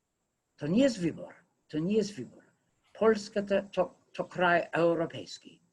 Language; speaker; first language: Polish; non-native, fluent; English